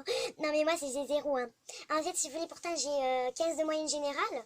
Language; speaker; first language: French; native; French